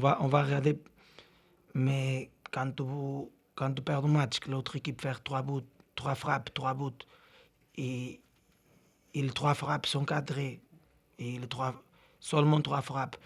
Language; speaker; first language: French; non-native, learner; Portuguese